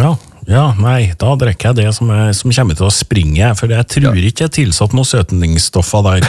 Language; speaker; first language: Norwegian; native; Norwegian